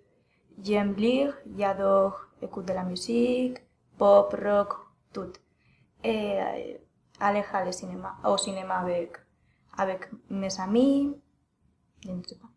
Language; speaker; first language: French; non-native, learner; Spanish